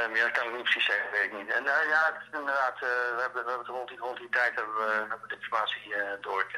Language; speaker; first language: Dutch; native; Dutch